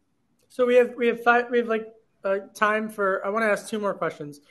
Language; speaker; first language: English; native; English